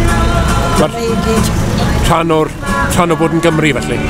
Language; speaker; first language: Welsh; native; Welsh